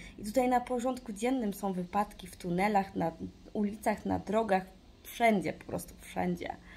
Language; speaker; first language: Polish; early bilingual, heritage; Polish